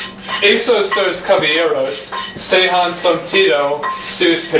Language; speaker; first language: Spanish; non-native, learner; English